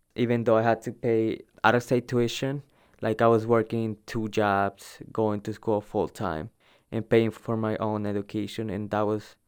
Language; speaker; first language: English; early bilingual, other home language; Spanish